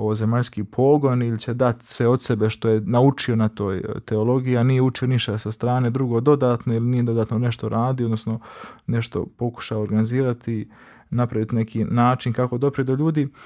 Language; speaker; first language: Croatian; native; Croatian